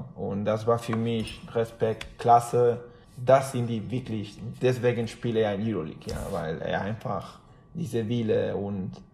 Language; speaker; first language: German; non-native, fluent; Spanish